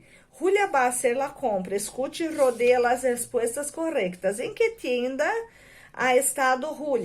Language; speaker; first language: Spanish; non-native, fluent; Portuguese